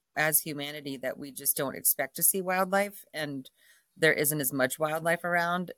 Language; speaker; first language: English; native; English